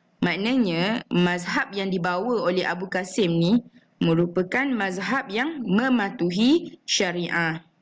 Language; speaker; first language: Malay; native; Malay